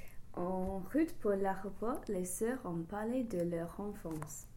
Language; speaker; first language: French; non-native, learner; English